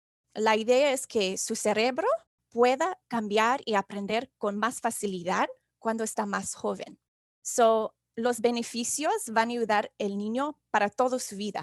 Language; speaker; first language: Spanish; non-native, fluent; English